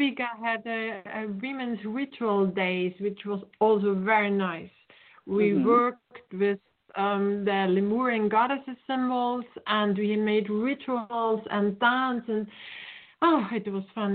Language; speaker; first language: English; non-native, fluent; German